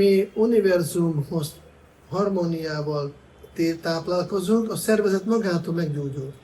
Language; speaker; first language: Hungarian; non-native, fluent; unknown